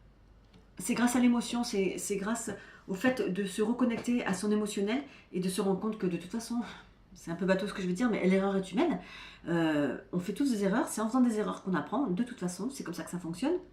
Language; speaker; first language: French; native; French